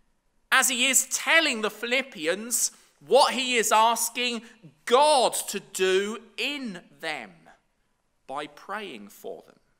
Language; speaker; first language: English; native; English